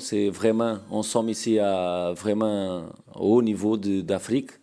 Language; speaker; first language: French; non-native, learner; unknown